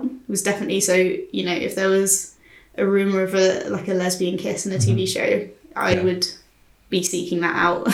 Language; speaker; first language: English; native; English